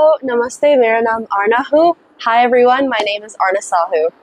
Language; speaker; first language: Hindi; early bilingual, heritage; English